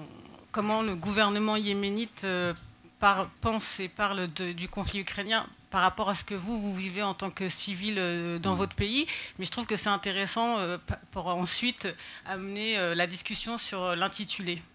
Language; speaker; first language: French; native; French